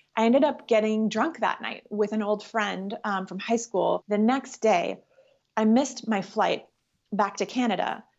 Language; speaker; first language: English; native; English